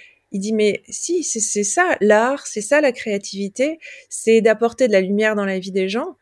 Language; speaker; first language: French; native; French